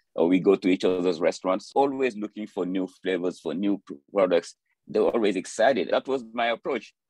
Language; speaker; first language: English; non-native, fluent; French